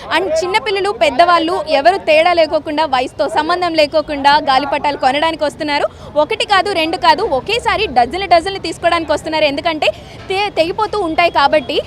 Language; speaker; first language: Telugu; native; Telugu